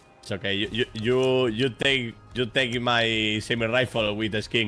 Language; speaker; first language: English; non-native, learner; Spanish